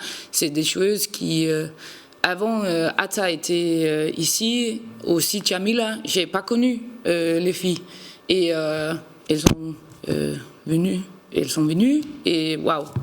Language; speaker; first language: French; non-native, learner; Danish